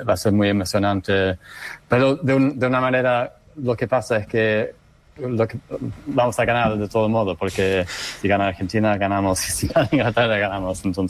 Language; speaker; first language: Spanish; non-native, fluent; English